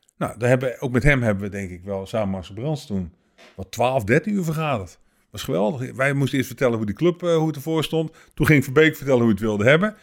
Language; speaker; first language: Dutch; native; Dutch